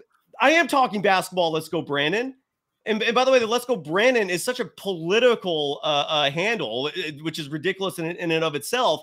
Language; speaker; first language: English; native; English